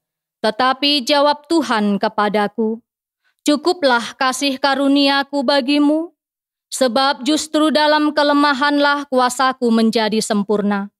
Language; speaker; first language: Indonesian; native; Indonesian